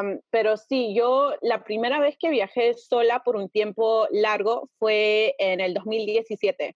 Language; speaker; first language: Spanish; early bilingual, heritage; Spanish